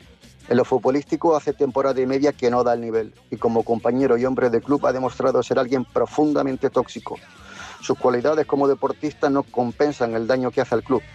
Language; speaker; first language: Spanish; native; Spanish